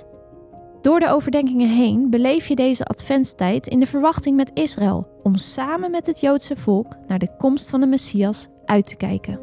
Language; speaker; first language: Dutch; native; Dutch